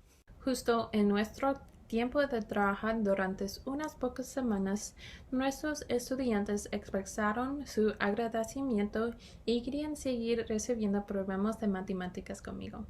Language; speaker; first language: Spanish; early bilingual, heritage; Spanish